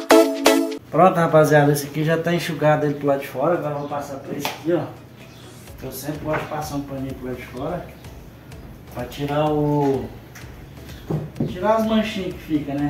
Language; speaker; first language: Portuguese; native; Portuguese